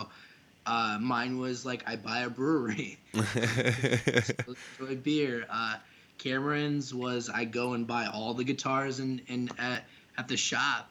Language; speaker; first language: English; native; English